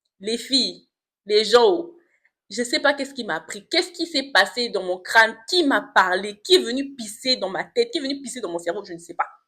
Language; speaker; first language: French; non-native, local second language; Lingala